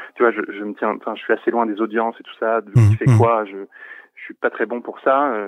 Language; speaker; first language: French; native; French